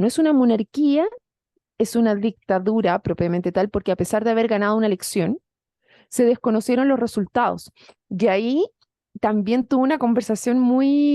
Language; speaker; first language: Spanish; native; Spanish